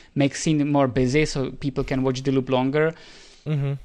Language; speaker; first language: English; non-native, fluent; Czech